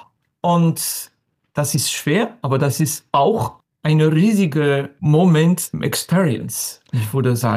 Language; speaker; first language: German; non-native, fluent; French